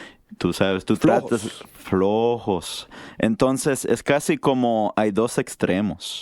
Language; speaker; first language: Spanish; non-native, fluent; English